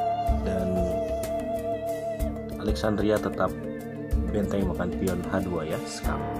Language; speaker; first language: Indonesian; native; Indonesian